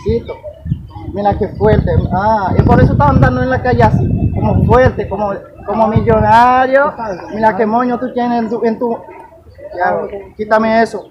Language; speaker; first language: Spanish; non-native, learner; Haitian Creole